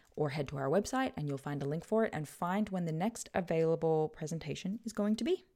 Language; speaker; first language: English; native; English